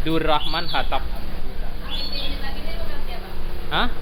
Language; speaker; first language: Indonesian; native; Indonesian